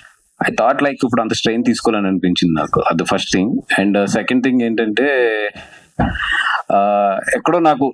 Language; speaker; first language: Telugu; native; Telugu